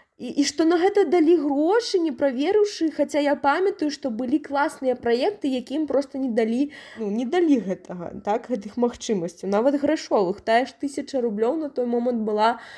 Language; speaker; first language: Belarusian; non-native, local second language; Russian